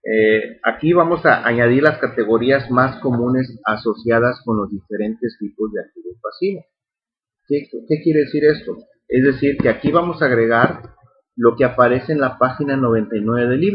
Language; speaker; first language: Spanish; native; Spanish